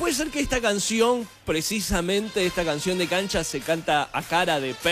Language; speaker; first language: Spanish; native; Spanish